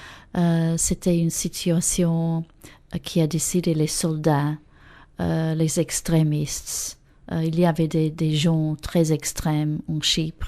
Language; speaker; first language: French; non-native, fluent; English